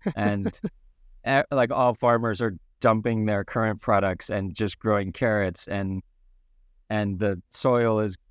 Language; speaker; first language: English; native; English